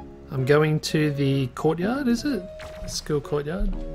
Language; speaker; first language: English; native; English